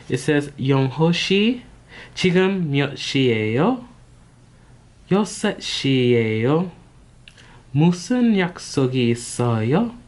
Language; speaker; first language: Korean; non-native, learner; English